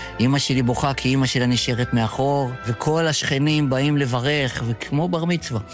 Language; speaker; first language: Hebrew; early bilingual, other home language; Yiddish